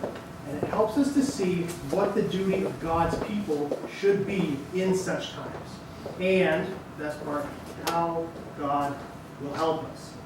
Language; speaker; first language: English; native; English